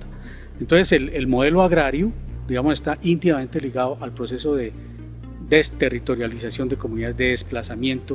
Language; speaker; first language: Spanish; native; Spanish